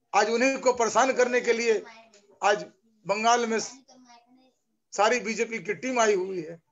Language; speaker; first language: Hindi; non-native, local second language; Bangla